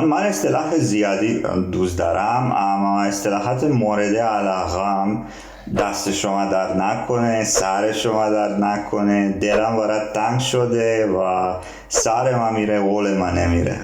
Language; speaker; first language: Persian; non-native, learner; Serbian